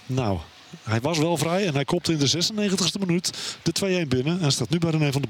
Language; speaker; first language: Dutch; native; Dutch